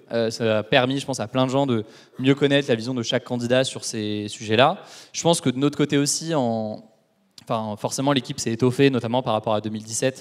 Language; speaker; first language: French; native; French